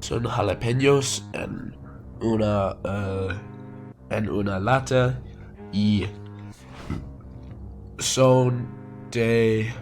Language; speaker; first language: Spanish; non-native, learner; English